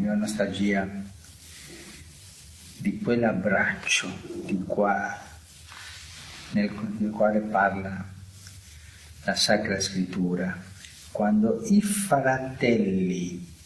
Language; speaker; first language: Italian; non-native, fluent; Spanish